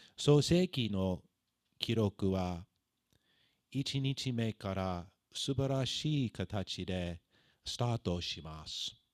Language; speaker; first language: Japanese; non-native, fluent; English